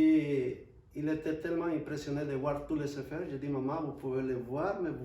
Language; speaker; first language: French; non-native, fluent; Spanish